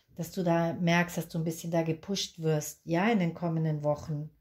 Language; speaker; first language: German; non-native, fluent; Spanish